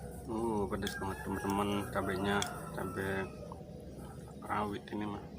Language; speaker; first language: Indonesian; native; Indonesian